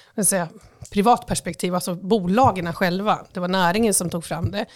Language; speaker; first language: Swedish; native; Swedish